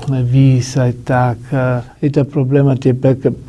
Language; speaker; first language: Russian; non-native, learner; Italian